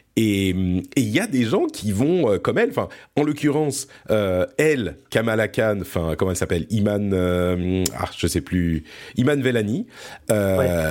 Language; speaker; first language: French; early bilingual, other home language; Arabic